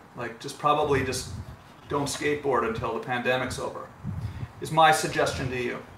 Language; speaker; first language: English; native; English